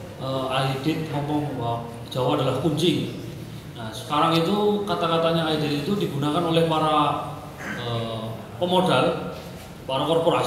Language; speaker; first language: Indonesian; native; Indonesian